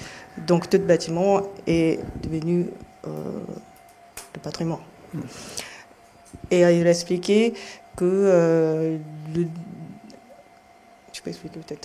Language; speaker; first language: French; non-native, fluent; Japanese